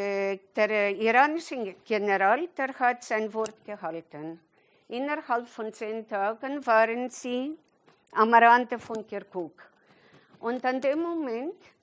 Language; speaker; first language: German; non-native, fluent; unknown